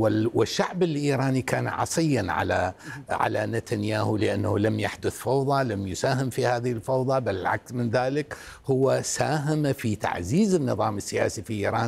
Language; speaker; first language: Arabic; non-native, fluent; Persian